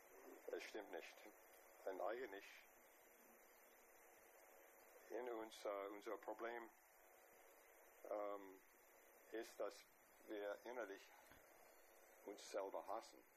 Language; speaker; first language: German; non-native, fluent; English